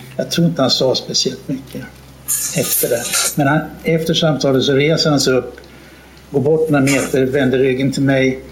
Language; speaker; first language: Swedish; native; Swedish